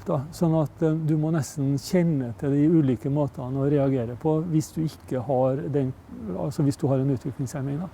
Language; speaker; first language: Norwegian; native; Norwegian